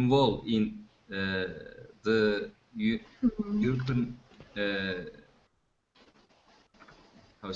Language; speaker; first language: English; non-native, fluent; Turkish